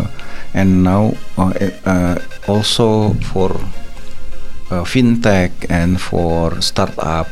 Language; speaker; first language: English; non-native, learner; Indonesian